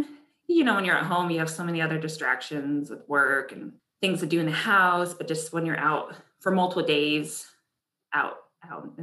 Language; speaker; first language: English; native; English